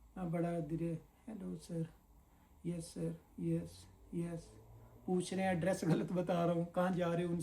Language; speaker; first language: Urdu; non-native, local second language; Punjabi